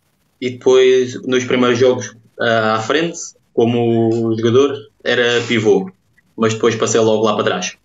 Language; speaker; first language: Portuguese; native; Portuguese